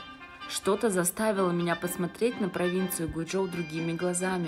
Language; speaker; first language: Russian; native; Russian